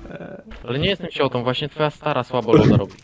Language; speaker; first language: Polish; native; Polish